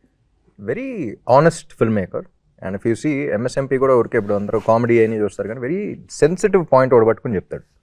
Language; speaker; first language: Telugu; native; Telugu